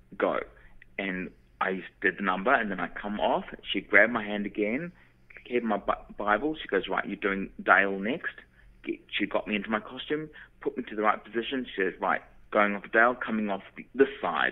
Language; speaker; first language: English; native; English